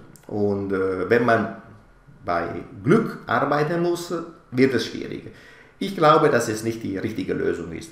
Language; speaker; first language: German; non-native, fluent; Italian